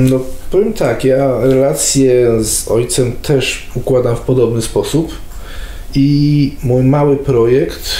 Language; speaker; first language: Polish; native; Polish